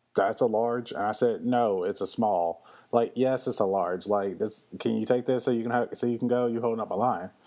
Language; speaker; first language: English; native; English